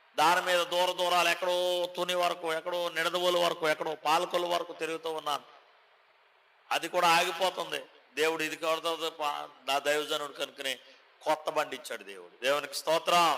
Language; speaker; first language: Telugu; native; Telugu